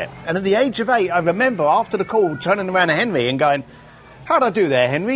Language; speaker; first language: English; native; English